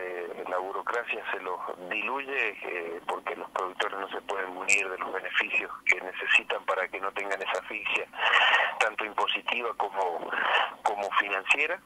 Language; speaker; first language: Spanish; native; Spanish